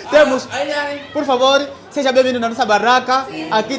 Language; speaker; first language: Portuguese; non-native, fluent; Vietnamese